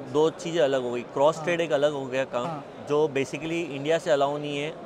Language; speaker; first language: Hindi; native; Hindi